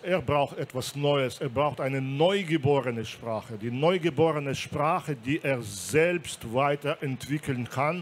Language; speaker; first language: German; non-native, fluent; Belarusian